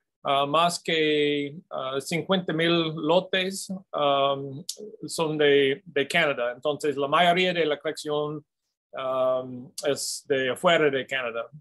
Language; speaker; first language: Spanish; non-native, fluent; English